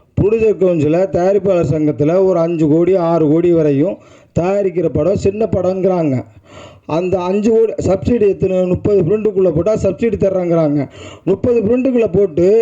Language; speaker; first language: Tamil; native; Tamil